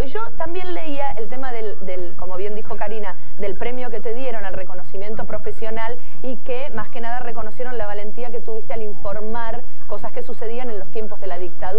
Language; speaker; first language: Spanish; native; Spanish